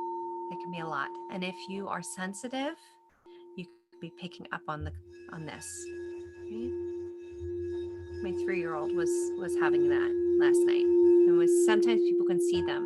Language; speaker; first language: English; native; English